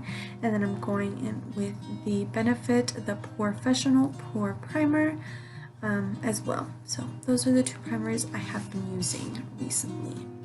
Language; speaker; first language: English; native; English